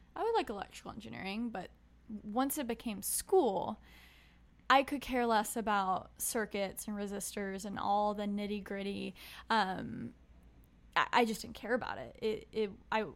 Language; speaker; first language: English; native; English